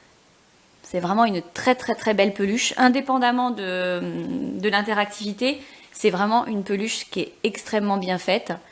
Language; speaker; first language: French; native; French